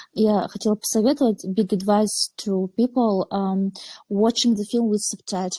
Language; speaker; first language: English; non-native, learner; Chechen